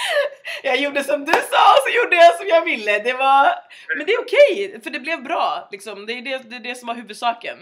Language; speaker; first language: Swedish; native; Swedish